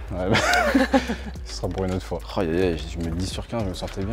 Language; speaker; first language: French; native; French